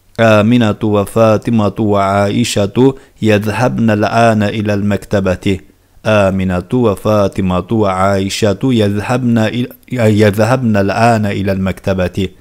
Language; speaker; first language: Arabic; non-native, fluent; Turkish